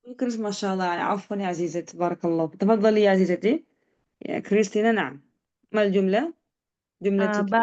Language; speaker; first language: Arabic; non-native, fluent; Indonesian